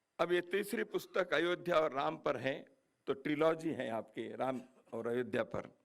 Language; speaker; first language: Hindi; non-native, local second language; Kannada